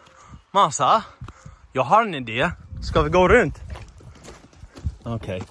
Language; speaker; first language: Swedish; non-native, learner; English